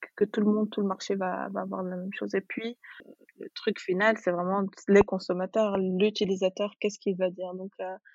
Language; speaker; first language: French; non-native, local second language; Arabic